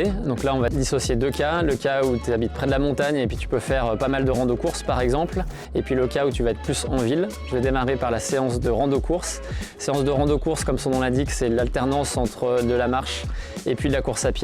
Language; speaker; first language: French; native; French